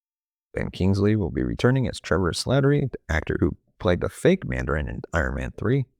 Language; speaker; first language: English; native; English